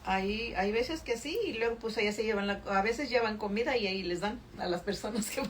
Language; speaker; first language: Spanish; native; Spanish